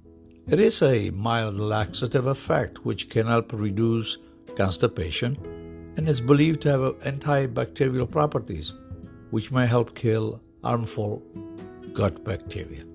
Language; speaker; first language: English; non-native, fluent; Italian